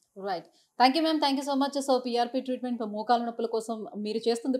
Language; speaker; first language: Telugu; native; Telugu